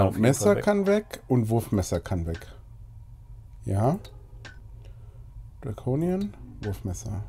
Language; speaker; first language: German; native; German